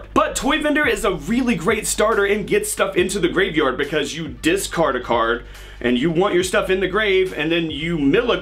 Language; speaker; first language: English; native; English